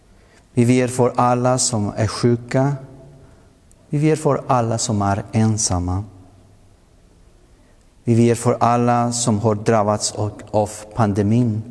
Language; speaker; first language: Swedish; non-native, fluent; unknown